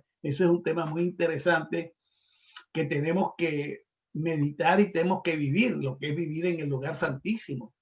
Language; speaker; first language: Spanish; native; Spanish